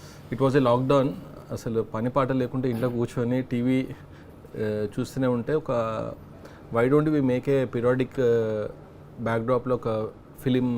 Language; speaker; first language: Telugu; native; Telugu